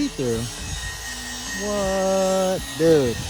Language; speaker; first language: English; native; English